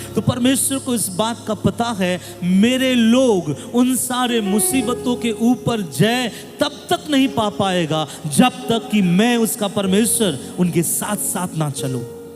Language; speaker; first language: Hindi; non-native, local second language; Bangla